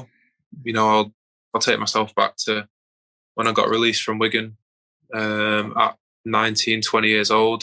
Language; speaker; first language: English; native; English